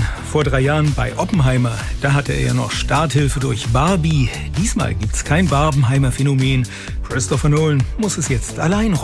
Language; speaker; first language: German; native; German